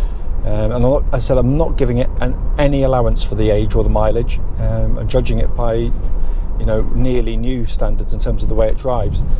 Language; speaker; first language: English; native; English